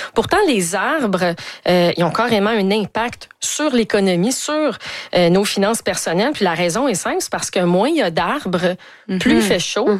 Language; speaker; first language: French; native; French